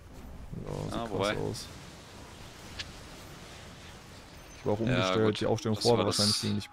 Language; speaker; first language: German; native; German